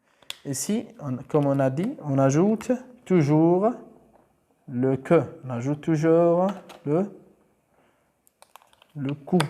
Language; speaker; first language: French; non-native, local second language; Arabic